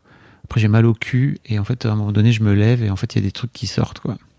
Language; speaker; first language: French; native; French